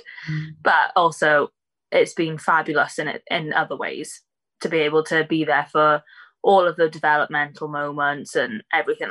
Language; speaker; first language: English; native; English